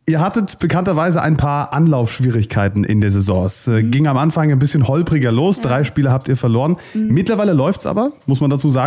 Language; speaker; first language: German; native; German